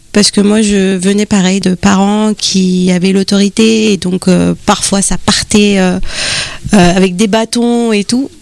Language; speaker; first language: French; native; French